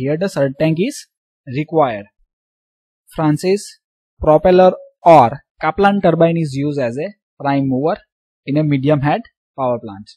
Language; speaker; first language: English; non-native, local second language; Gujarati